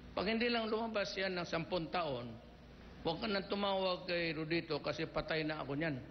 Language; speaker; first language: Filipino; non-native, local second language; Cebuano